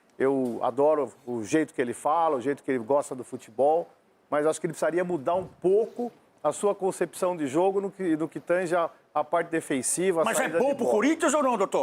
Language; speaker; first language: Portuguese; native; Portuguese